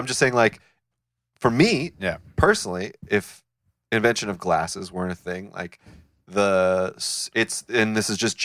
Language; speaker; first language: English; native; English